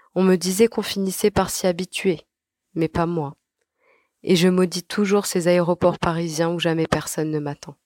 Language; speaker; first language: French; non-native, local second language; Arabic